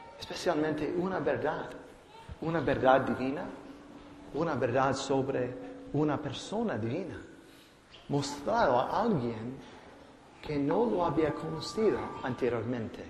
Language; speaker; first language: Spanish; non-native, fluent; English